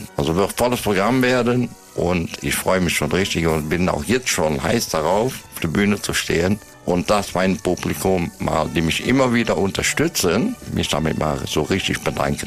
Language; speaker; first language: German; native; German